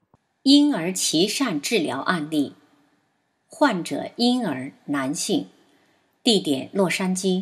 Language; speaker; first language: Chinese; native; Chinese